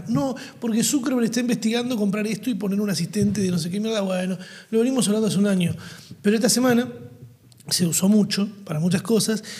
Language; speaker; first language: Spanish; native; Spanish